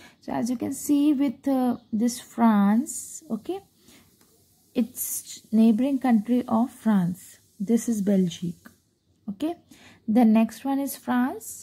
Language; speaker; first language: English; non-native, local second language; Hindi